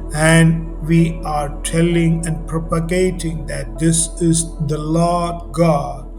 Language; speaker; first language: English; non-native, local second language; Tamil